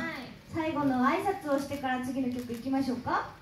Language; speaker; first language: Japanese; native; Japanese